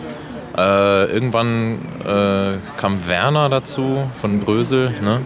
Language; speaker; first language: German; native; German